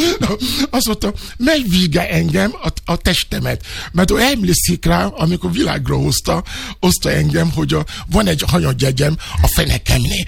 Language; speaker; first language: Hungarian; non-native, fluent; Yoruba